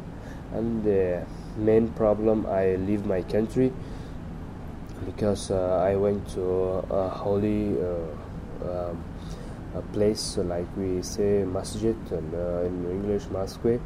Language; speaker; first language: English; non-native, learner; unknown